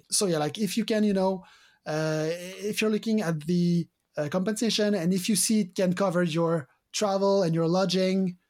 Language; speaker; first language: English; non-native, fluent; French